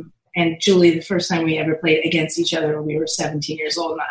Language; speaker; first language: English; native; English